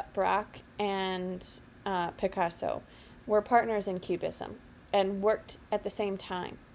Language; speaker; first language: English; native; English